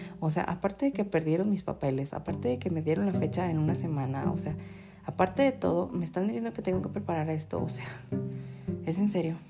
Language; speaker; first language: Spanish; native; Spanish